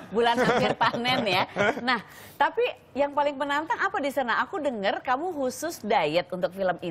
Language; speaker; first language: Indonesian; native; Indonesian